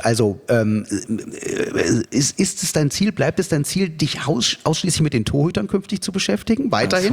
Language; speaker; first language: German; native; German